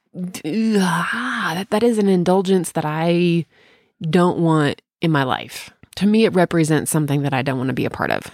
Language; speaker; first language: English; native; English